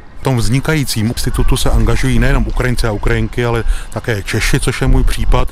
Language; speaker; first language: Czech; native; Czech